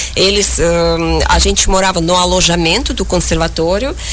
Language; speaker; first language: Portuguese; non-native, fluent; Russian